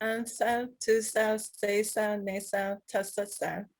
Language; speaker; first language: Korean; non-native, learner; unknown